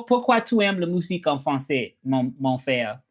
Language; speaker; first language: French; non-native, learner; English